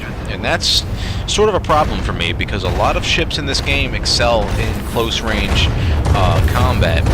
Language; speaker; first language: English; native; English